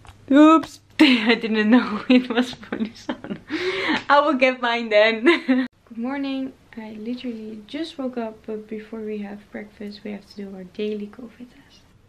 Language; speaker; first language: English; non-native, fluent; Dutch